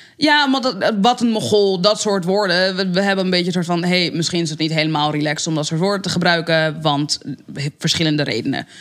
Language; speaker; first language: Dutch; native; Dutch